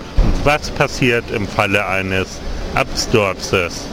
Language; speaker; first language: German; native; German